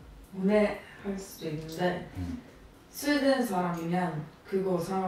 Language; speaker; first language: Korean; non-native, fluent; Swedish